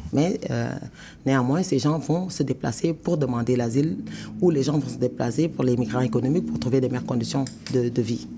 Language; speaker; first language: French; non-native, local second language; Wolof